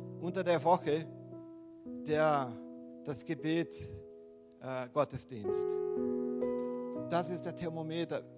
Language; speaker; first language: German; non-native, fluent; Portuguese